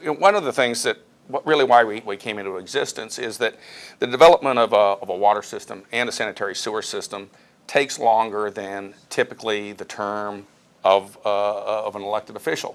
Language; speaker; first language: English; native; English